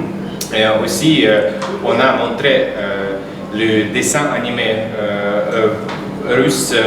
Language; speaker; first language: French; non-native, learner; Russian